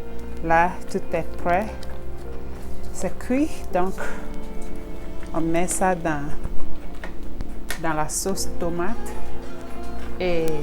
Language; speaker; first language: French; non-native, local second language; Ewe